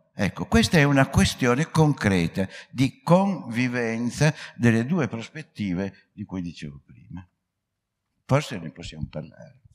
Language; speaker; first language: Italian; native; Italian